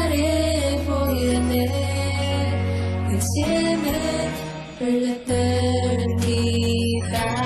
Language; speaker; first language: Italian; non-native, learner; Filipino